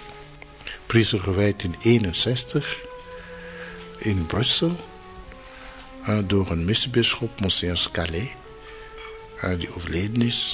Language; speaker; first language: Dutch; non-native, fluent; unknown